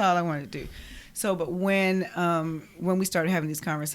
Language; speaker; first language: English; native; English